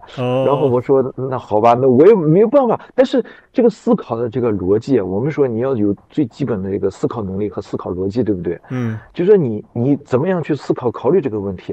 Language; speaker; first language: Chinese; native; Chinese